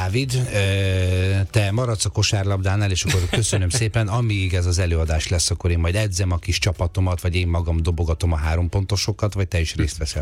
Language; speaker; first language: Hungarian; native; Hungarian